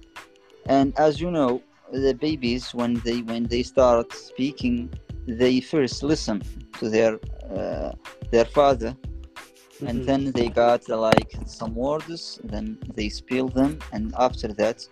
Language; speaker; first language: English; non-native, fluent; Arabic